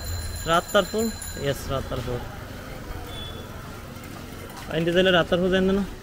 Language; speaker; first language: English; non-native, learner; Bangla